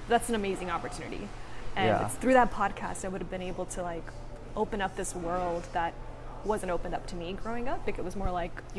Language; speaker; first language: English; native; English